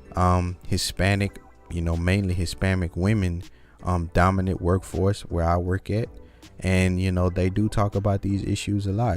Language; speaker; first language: English; native; English